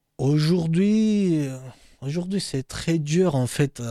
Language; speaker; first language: French; non-native, learner; Georgian